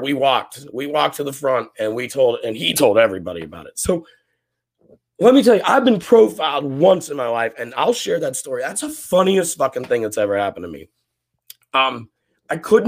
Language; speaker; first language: English; native; English